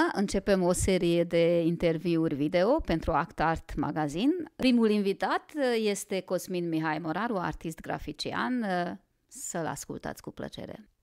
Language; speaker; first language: Romanian; non-native, local second language; Hungarian